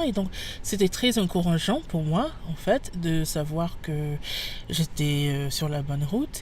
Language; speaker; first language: French; non-native, fluent; English